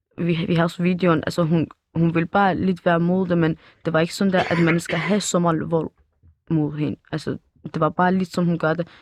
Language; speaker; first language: Danish; early bilingual, other home language; Kurdish